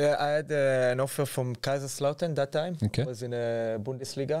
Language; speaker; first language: English; non-native, fluent; Hebrew